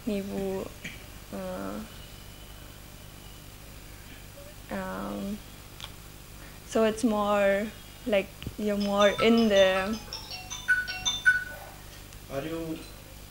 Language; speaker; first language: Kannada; non-native, learner; German